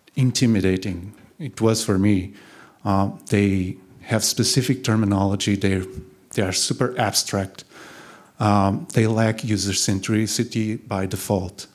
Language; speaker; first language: English; non-native, fluent; Portuguese